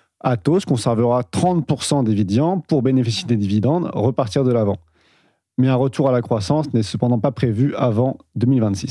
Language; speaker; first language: French; native; French